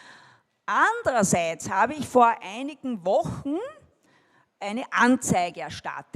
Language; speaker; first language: German; native; German